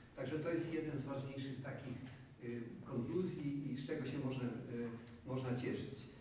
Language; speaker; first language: Polish; native; Polish